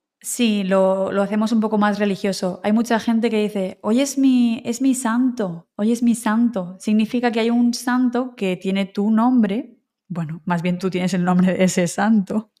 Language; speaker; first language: Spanish; native; Spanish